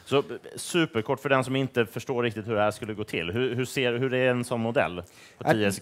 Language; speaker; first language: Swedish; native; Swedish